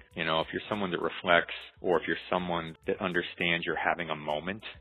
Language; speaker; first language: English; native; English